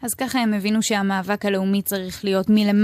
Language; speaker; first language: Hebrew; native; Hebrew